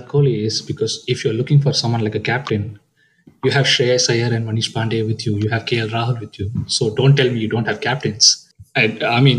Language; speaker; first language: English; non-native, local second language; Tamil